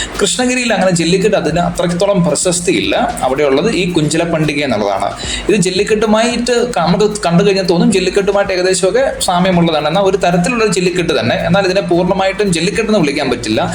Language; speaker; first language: Malayalam; native; Malayalam